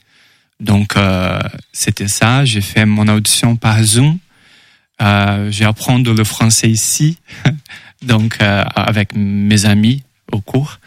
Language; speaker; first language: French; non-native, fluent; Portuguese